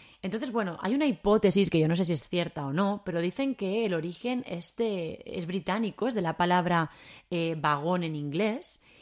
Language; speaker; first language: Spanish; native; Spanish